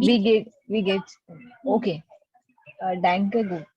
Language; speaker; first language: German; non-native, learner; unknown